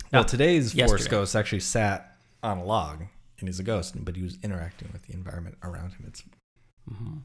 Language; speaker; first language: English; native; English